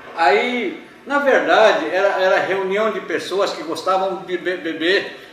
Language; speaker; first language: Portuguese; early bilingual, other home language; Japanese